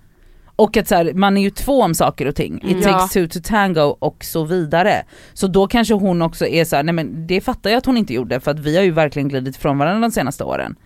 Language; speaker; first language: Swedish; native; Swedish